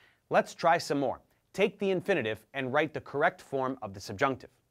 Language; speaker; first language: English; native; English